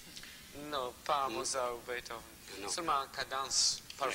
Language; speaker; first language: French; non-native, learner; Russian